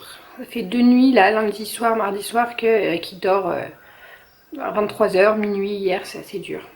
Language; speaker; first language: French; native; French